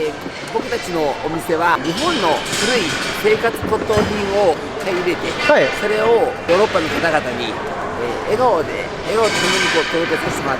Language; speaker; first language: Japanese; native; Japanese